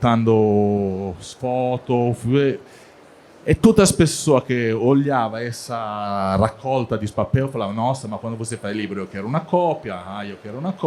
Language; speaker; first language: Portuguese; non-native, learner; Italian